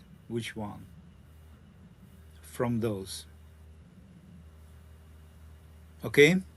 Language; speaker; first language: English; non-native, learner; Russian